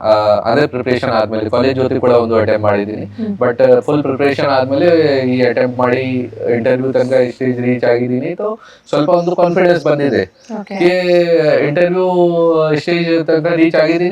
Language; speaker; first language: Kannada; non-native, local second language; Hindi